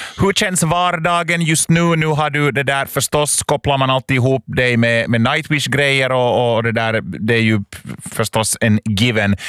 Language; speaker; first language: Swedish; native; Swedish